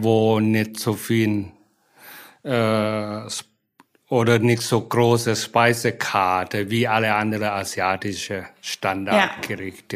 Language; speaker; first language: German; non-native, fluent; Lao